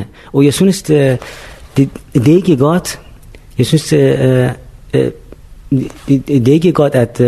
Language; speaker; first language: Danish; non-native, fluent; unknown